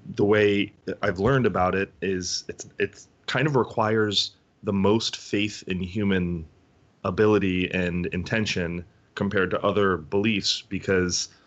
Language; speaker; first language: English; native; English